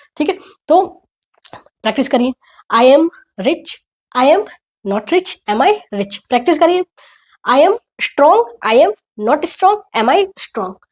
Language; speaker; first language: Hindi; native; Hindi